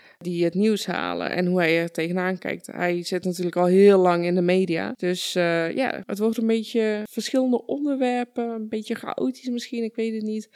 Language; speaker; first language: Dutch; early bilingual, other home language; Persian